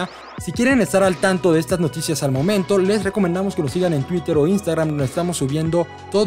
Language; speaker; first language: Spanish; native; Spanish